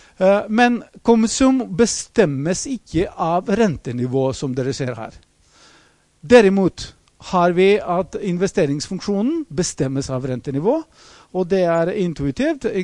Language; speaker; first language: Norwegian; non-native, fluent; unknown